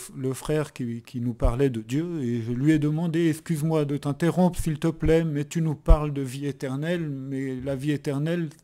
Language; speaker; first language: French; native; French